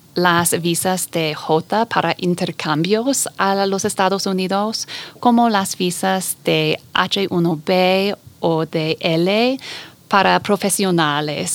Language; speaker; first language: Spanish; non-native, fluent; English